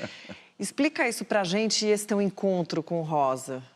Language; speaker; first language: Portuguese; native; Portuguese